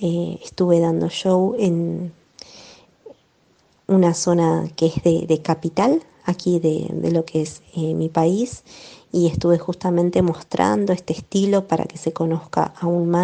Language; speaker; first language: Spanish; native; Spanish